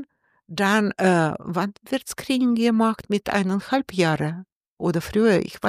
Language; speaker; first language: German; non-native, learner; Russian